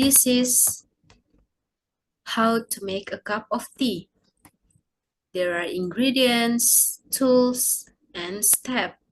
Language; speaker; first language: English; non-native, learner; Indonesian